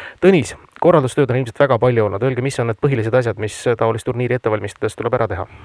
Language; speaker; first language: Estonian; native; Estonian